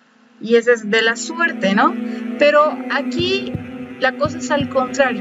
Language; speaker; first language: Spanish; native; Spanish